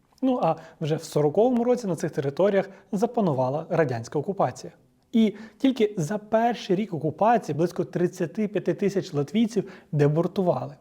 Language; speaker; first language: Ukrainian; native; Ukrainian